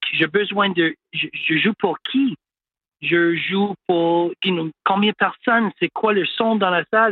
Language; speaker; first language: French; non-native, local second language; English